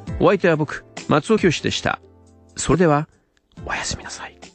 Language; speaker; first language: Japanese; native; Japanese